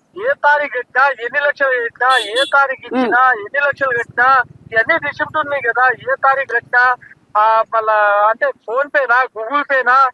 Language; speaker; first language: Telugu; non-native, local second language; Lambadi